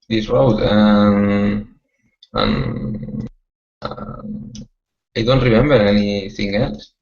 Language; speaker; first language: English; non-native, learner; Spanish